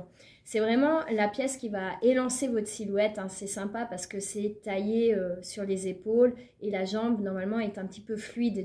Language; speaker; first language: French; native; French